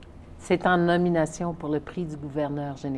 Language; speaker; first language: French; native; French